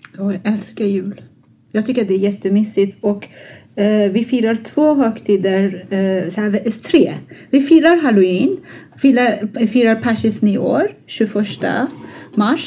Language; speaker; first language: Swedish; non-native, fluent; Persian